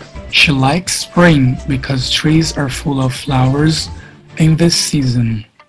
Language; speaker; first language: English; non-native, fluent; Portuguese